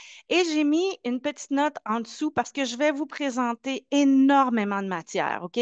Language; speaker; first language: French; native; French